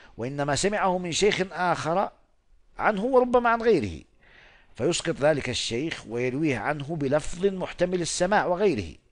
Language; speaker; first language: Arabic; non-native, fluent; Oromo